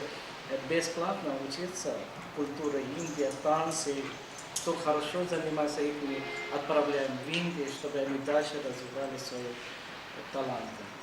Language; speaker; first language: Russian; non-native, learner; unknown